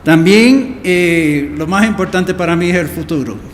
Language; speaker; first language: Spanish; early bilingual, heritage; Spanish